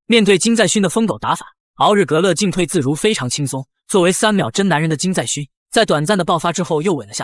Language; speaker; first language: Chinese; native; Chinese